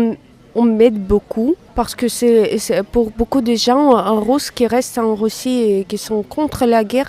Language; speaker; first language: French; non-native, fluent; Russian